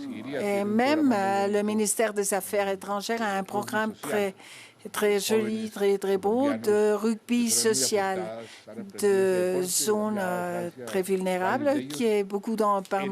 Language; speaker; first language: French; non-native, fluent; Spanish